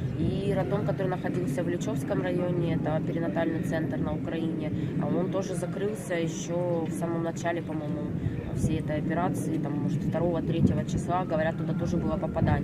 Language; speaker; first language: Russian; native; Russian